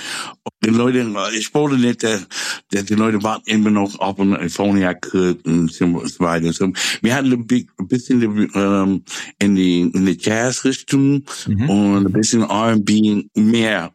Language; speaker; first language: German; non-native, fluent; English